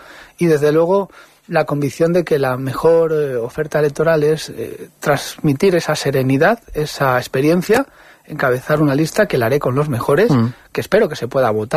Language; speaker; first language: Spanish; native; Spanish